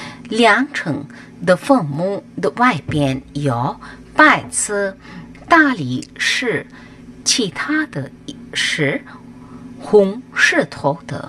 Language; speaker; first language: Chinese; non-native, fluent; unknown